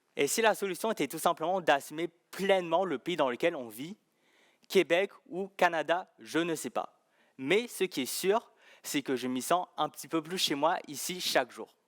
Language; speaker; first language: French; early bilingual, other home language; Chinese